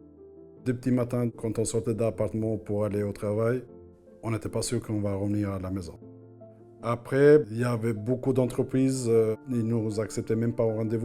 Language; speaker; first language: French; non-native, fluent; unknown